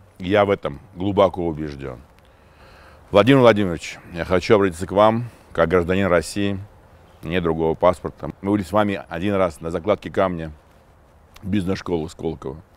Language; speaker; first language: Russian; non-native, local second language; Armenian